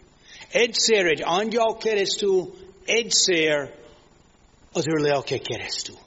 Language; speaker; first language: Hungarian; non-native, fluent; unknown